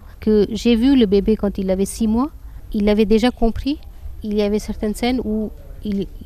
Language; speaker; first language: French; non-native, fluent; Hindi